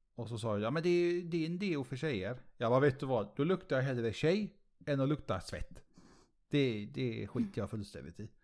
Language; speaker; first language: Swedish; native; Swedish